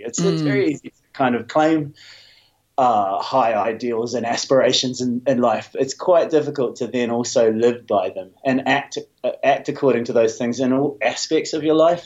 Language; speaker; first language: English; native; English